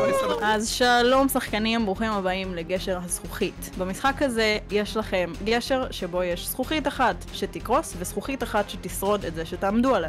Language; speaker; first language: Hebrew; native; Hebrew